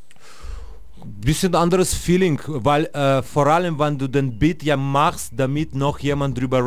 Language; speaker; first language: German; non-native, fluent; Russian